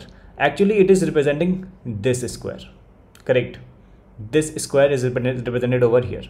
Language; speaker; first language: English; non-native, local second language; Hindi